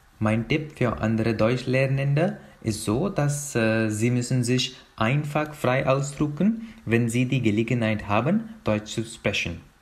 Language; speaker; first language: German; non-native, learner; Hindi